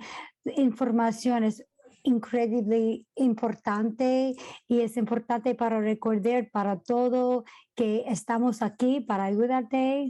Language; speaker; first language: Spanish; non-native, fluent; English